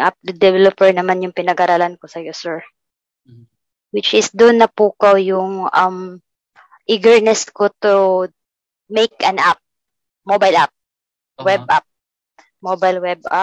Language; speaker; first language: English; non-native, local second language; Cebuano